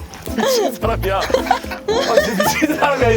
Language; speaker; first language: Korean; native; Korean